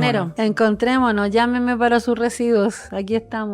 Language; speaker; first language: Spanish; native; Spanish